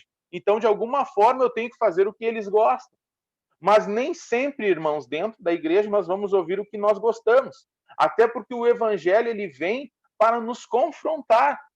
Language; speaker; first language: Portuguese; native; Portuguese